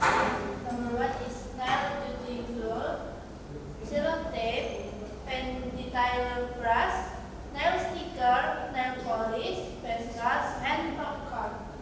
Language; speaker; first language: English; non-native, learner; Indonesian